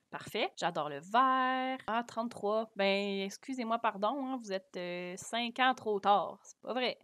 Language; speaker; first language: French; native; French